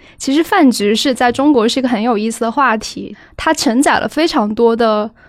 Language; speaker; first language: Chinese; native; Chinese